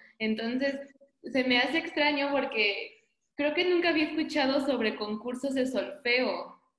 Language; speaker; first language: Spanish; native; Spanish